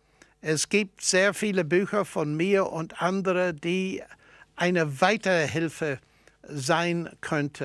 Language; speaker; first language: German; non-native, fluent; English